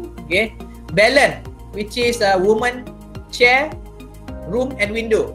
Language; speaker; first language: English; non-native, local second language; Malay